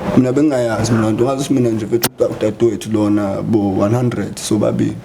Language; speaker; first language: Zulu; non-native, local second language; Xhosa